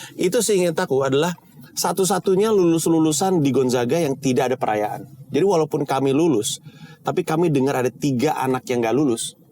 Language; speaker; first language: Indonesian; native; Indonesian